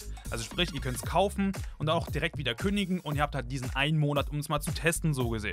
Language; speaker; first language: German; native; German